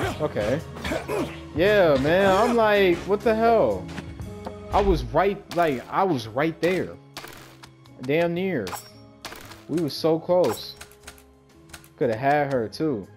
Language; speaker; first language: English; native; English